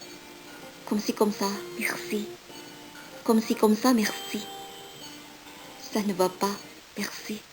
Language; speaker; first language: French; non-native, fluent; Indonesian